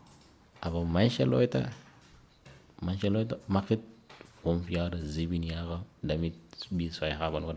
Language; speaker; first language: German; non-native, learner; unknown